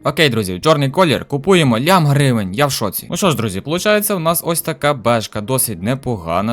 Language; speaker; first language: Ukrainian; native; Ukrainian